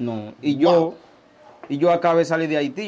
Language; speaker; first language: Spanish; early bilingual, other home language; Haitian Creole